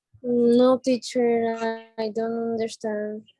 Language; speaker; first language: English; non-native, learner; Spanish